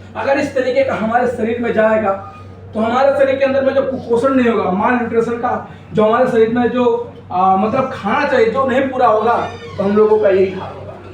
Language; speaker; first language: Hindi; native; Hindi